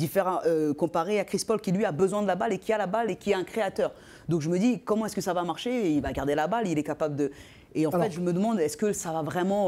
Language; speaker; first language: French; native; French